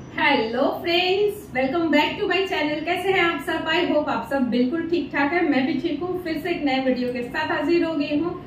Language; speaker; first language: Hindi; non-native, local second language; Bangla